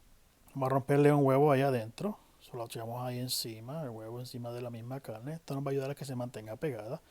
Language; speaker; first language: Spanish; native; Spanish